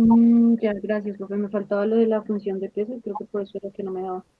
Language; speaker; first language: Spanish; native; Spanish